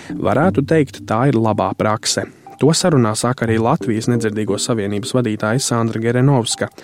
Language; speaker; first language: Latvian; native; Latvian